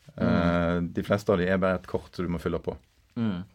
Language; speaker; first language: Norwegian; native; Norwegian